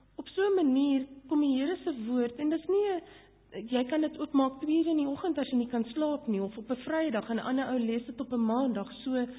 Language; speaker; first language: Afrikaans; non-native, local second language; English